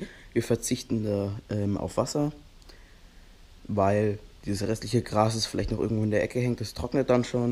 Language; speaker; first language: German; native; German